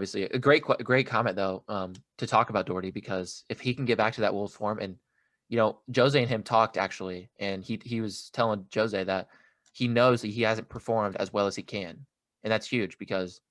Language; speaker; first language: English; native; English